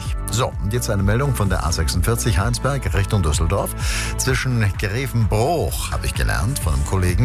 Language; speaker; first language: German; native; German